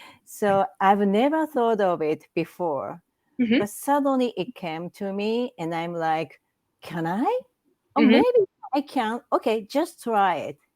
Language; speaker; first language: English; non-native, learner; Japanese